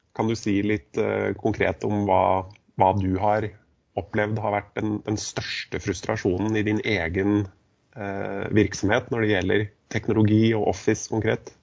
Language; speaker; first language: Norwegian; native; Norwegian